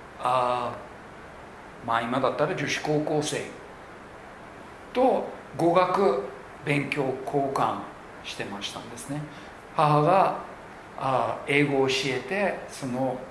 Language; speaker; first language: Japanese; non-native, local second language; English